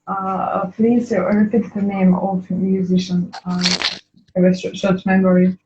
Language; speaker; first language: English; non-native, learner; Russian